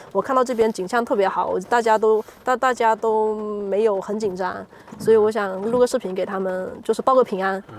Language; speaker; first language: Chinese; native; Chinese